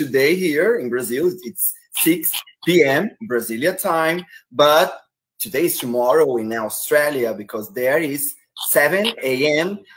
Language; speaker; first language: English; non-native, fluent; Portuguese